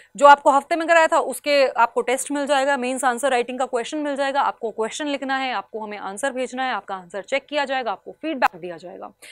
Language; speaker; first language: Hindi; native; Hindi